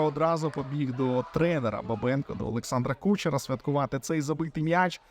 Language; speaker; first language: Ukrainian; native; Ukrainian